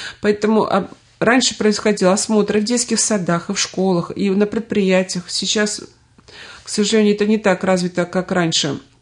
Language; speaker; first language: Russian; native; Russian